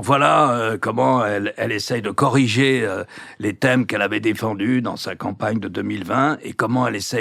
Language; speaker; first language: French; native; French